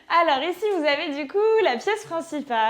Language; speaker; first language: French; native; French